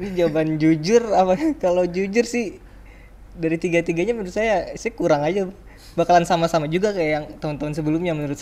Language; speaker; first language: Indonesian; native; Indonesian